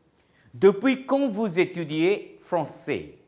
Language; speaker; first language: French; non-native, fluent; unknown